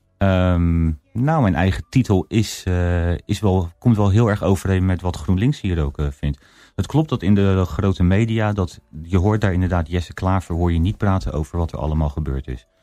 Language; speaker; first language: Dutch; native; Dutch